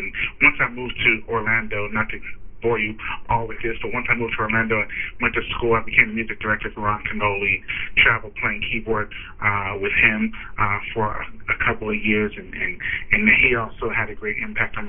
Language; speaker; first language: English; native; English